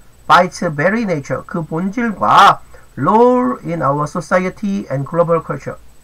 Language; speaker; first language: English; non-native, fluent; Korean